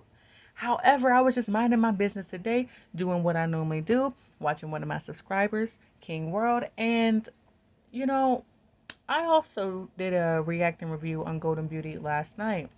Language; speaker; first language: English; native; English